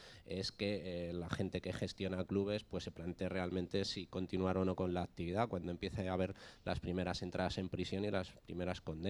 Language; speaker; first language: Spanish; native; Spanish